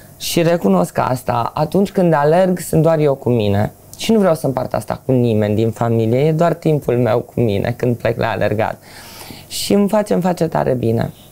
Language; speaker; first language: Romanian; native; Romanian